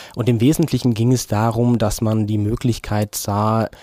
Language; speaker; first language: German; non-native, fluent; Norwegian